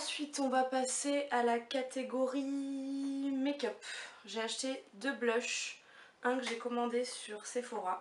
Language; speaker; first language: French; native; French